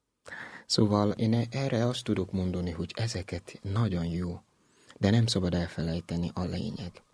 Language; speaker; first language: Hungarian; non-native, learner; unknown